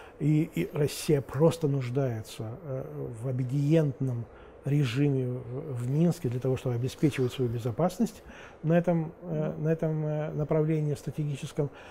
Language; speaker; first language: Russian; non-native, local second language; Romanian